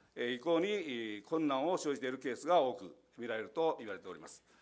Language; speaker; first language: Japanese; native; Japanese